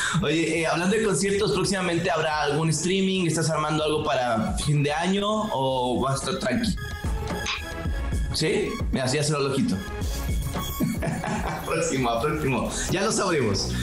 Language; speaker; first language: Spanish; native; Spanish